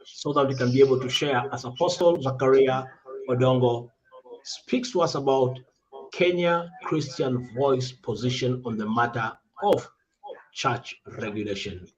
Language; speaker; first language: English; non-native, local second language; Swahili